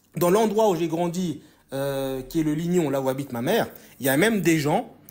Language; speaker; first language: French; native; French